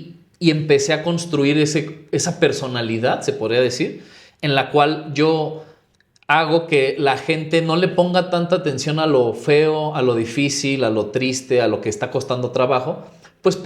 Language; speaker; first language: Spanish; native; Spanish